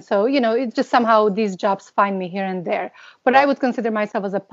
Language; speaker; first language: English; non-native, fluent; Slovak